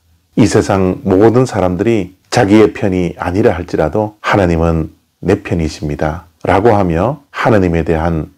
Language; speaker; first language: Korean; native; Korean